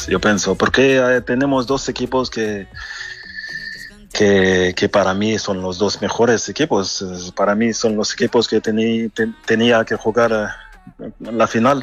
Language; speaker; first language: Spanish; non-native, fluent; French